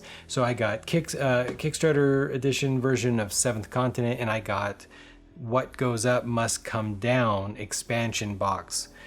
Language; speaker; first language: English; native; English